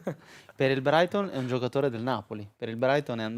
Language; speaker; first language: Italian; native; Italian